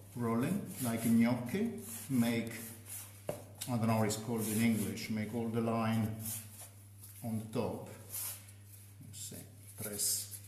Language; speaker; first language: English; non-native, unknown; Italian